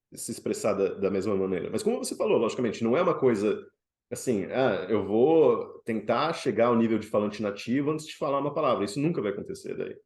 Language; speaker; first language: Portuguese; native; Portuguese